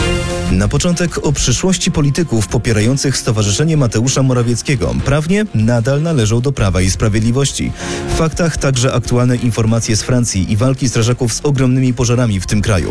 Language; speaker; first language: Polish; native; Polish